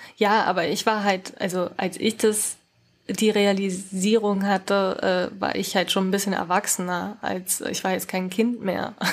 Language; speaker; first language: German; early bilingual, other home language; Japanese